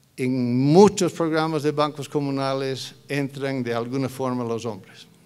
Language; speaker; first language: Spanish; non-native, fluent; English